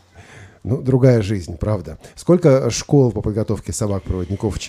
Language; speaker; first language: Russian; native; Russian